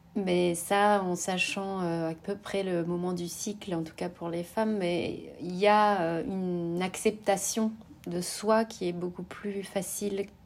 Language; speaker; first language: French; native; French